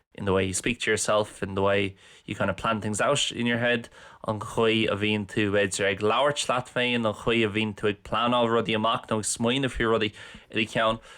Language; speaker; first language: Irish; non-native, local second language; English